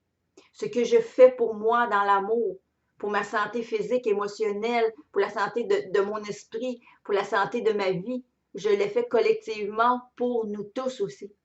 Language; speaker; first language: French; native; French